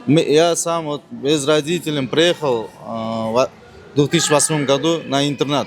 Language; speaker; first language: Russian; non-native, learner; Uzbek